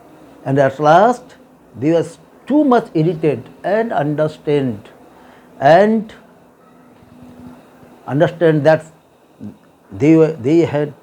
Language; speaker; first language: English; non-native, local second language; Bangla